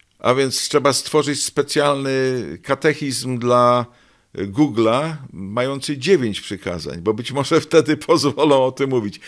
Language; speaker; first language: Polish; native; Polish